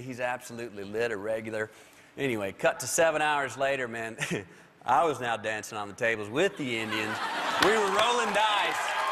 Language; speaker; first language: English; native; English